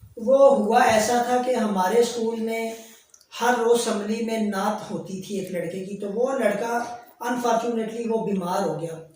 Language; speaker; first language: Urdu; native; Urdu